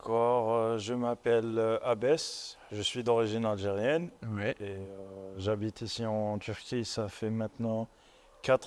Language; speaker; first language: French; non-native, local second language; Arabic